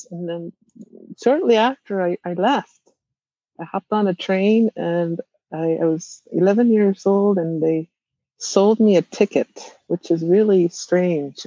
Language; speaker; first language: English; non-native, fluent; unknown